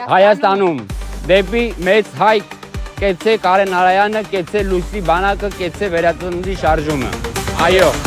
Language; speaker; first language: Armenian; early bilingual, heritage; Armenian